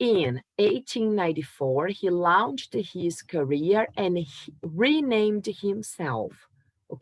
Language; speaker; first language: English; non-native, fluent; Portuguese